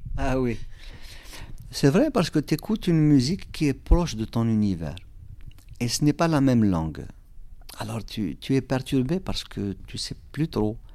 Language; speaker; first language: French; non-native, local second language; Kabyle